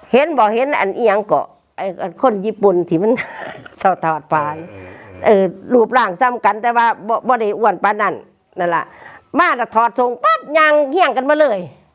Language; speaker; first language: Thai; native; Thai